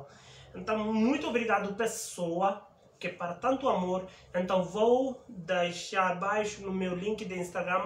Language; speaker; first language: Portuguese; non-native, learner; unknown